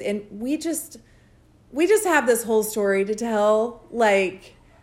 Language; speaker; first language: English; native; English